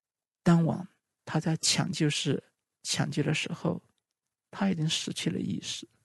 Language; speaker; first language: Chinese; native; Chinese